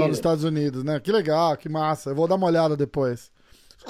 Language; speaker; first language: Portuguese; native; Portuguese